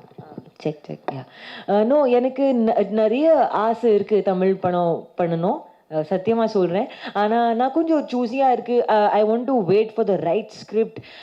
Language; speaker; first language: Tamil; non-native, learner; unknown